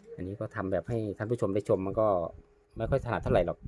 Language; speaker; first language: Thai; native; Thai